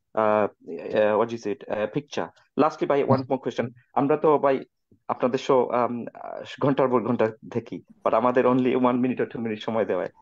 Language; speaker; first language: Bangla; native; Bangla